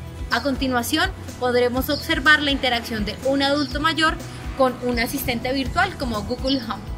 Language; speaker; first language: Spanish; native; Spanish